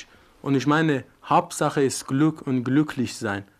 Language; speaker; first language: German; non-native, learner; Persian